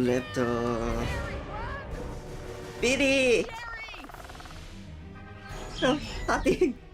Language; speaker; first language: Japanese; non-native, learner; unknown